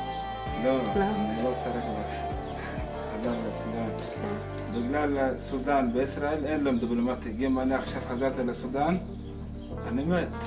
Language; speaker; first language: Hebrew; non-native, learner; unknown